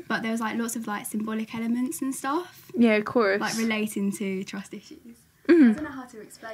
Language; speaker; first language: English; native; English